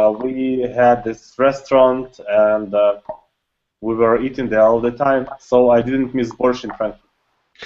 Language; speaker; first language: English; non-native, learner; Russian